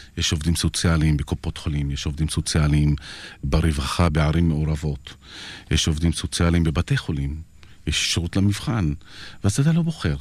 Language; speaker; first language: Hebrew; non-native, local second language; Arabic